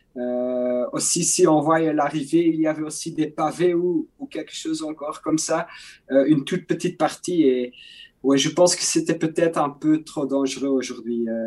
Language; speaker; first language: French; non-native, local second language; Dutch